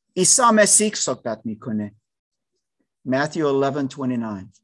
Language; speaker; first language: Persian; non-native, learner; English